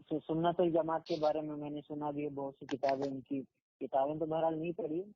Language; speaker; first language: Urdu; native; Urdu